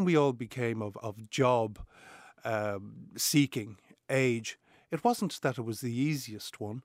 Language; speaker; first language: English; native; English